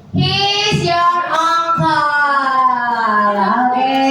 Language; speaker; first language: English; non-native, learner; Indonesian